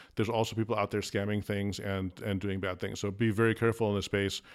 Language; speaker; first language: English; early bilingual, other home language; Afrikaans